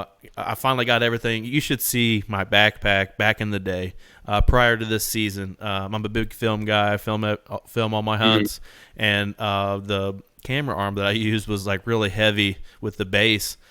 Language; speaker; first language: English; native; English